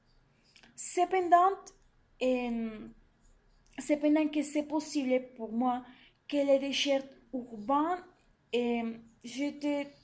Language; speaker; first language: French; non-native, learner; Spanish